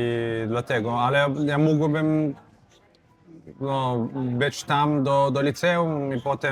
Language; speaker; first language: Polish; non-native, fluent; Portuguese